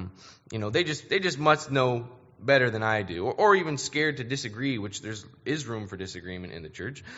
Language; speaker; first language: English; native; English